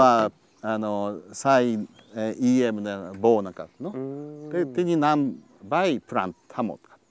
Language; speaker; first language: Japanese; non-native, learner; Thai